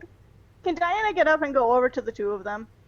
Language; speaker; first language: English; native; English